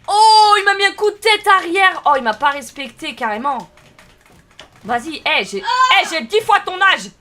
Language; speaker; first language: French; native; French